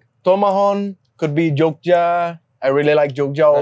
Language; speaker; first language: English; non-native, learner; Danish